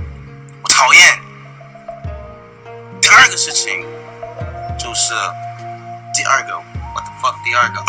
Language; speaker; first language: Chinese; non-native, fluent; English